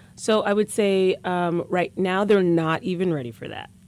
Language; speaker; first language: English; native; English